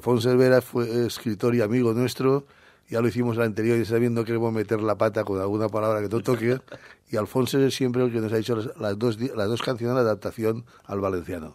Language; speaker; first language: Spanish; native; Spanish